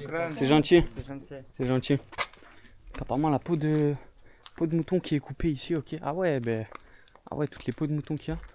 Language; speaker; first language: French; native; French